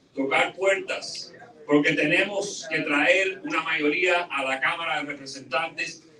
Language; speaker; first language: Spanish; early bilingual, heritage; Spanish